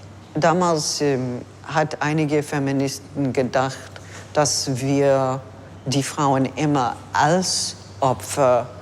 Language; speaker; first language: German; non-native, fluent; English